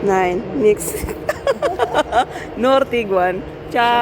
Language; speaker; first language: German; non-native, learner; Filipino